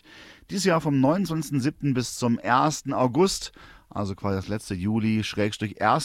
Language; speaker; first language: German; native; German